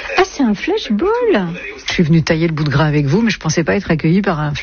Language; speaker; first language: French; native; French